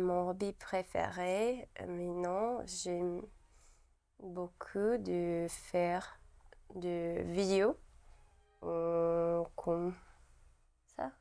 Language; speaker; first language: French; non-native, learner; English